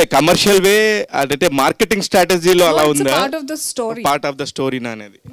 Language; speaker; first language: Telugu; native; Telugu